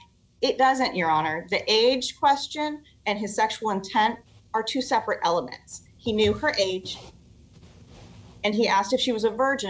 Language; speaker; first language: English; native; English